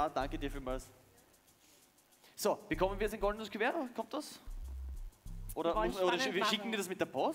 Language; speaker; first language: German; native; German